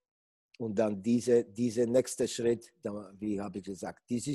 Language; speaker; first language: German; non-native, fluent; Polish